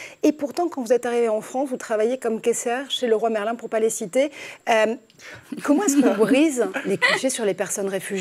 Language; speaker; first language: French; native; French